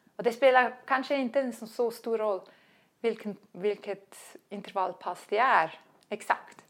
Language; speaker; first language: Swedish; non-native, fluent; German